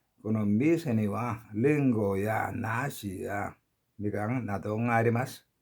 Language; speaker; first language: Japanese; non-native, learner; Korean